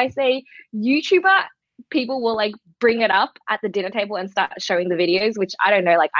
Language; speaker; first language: English; native; English